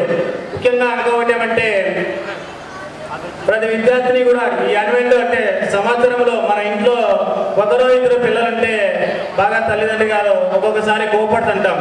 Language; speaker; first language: Telugu; native; Telugu